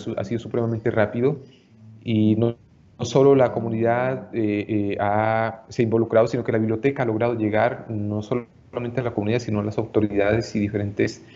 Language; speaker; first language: Spanish; native; Spanish